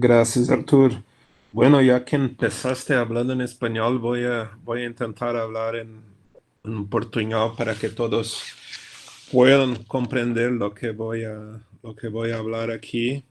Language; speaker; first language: Spanish; non-native, fluent; Portuguese